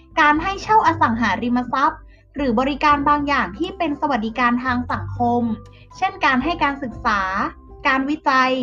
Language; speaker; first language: Thai; native; Thai